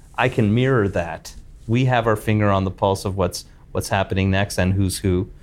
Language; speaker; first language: English; native; English